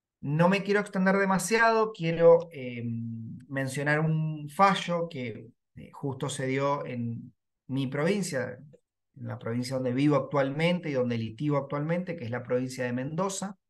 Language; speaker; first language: Spanish; native; Spanish